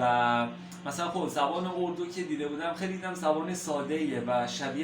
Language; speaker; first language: Persian; native; Persian